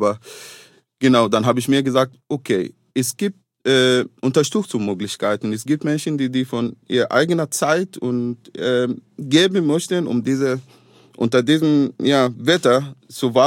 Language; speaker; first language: German; non-native, fluent; Arabic